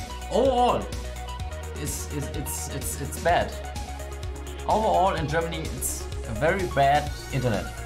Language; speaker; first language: English; non-native, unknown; German